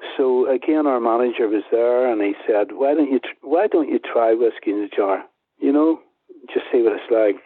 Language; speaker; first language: English; native; English